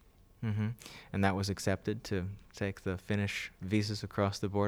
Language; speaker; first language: English; native; English